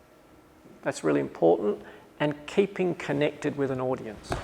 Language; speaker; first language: English; native; English